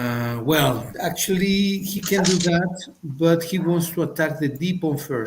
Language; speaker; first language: English; non-native, fluent; Spanish